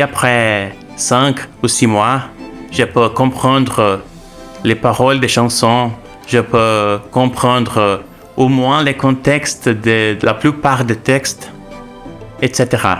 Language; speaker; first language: French; non-native, learner; Spanish